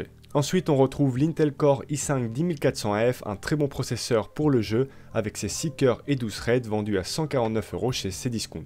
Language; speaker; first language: French; native; French